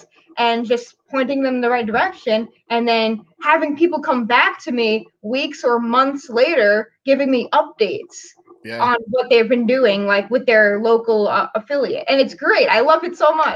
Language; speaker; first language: English; native; English